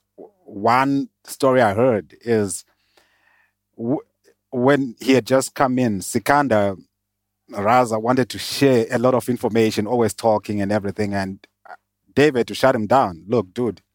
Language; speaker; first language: English; non-native, local second language; Shona